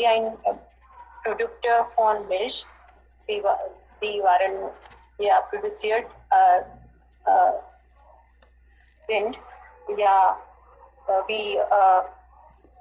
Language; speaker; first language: German; non-native, learner; Hindi